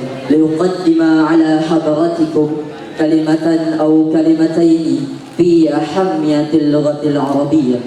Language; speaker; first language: Arabic; non-native, learner; Indonesian